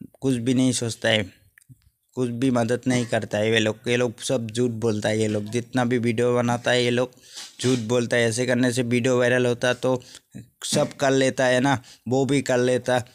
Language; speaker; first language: Hindi; non-native, local second language; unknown